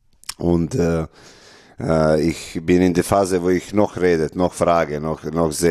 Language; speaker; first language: German; non-native, learner; Serbian